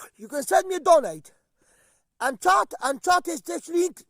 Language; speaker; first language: English; non-native, learner; Polish